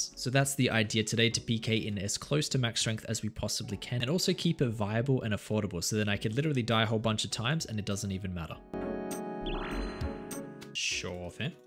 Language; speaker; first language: English; native; English